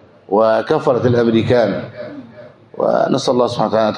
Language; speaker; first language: Arabic; native; Arabic